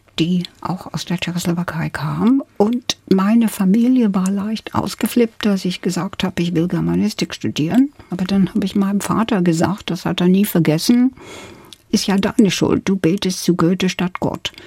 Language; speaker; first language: German; non-native, fluent; English